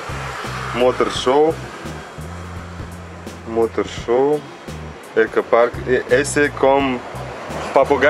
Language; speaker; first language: Portuguese; non-native, learner; Russian